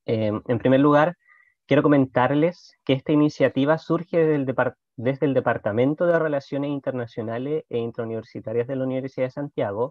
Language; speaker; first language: Spanish; native; Spanish